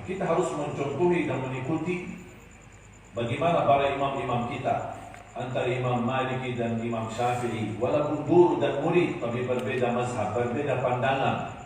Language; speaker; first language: Indonesian; non-native, fluent; Arabic